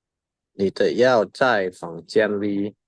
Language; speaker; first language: Chinese; non-native, learner; Indonesian